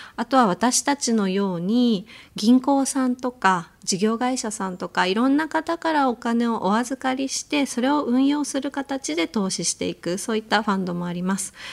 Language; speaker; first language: Japanese; native; Japanese